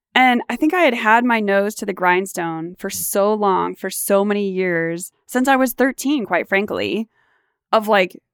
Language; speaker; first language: English; native; English